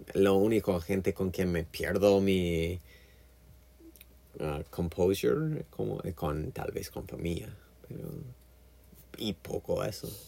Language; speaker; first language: Spanish; non-native, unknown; English